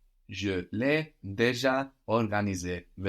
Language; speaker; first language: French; non-native, fluent; English